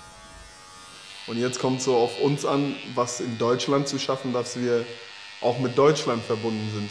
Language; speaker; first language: German; early bilingual, other home language; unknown